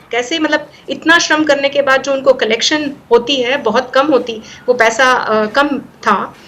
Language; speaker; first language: Hindi; non-native, local second language; Gujarati